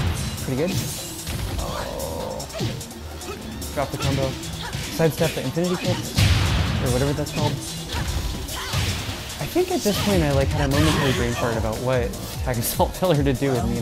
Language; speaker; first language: English; native; English